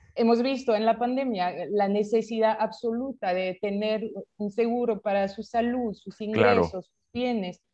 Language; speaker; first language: Spanish; non-native, fluent; French